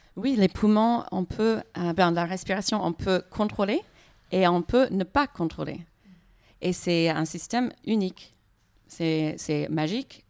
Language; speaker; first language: French; non-native, fluent; English